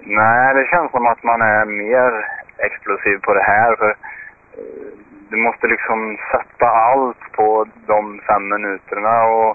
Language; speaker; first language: Swedish; native; Swedish